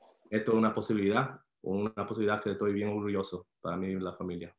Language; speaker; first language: Spanish; early bilingual, heritage; Spanish